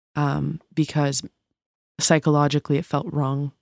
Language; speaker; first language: English; native; English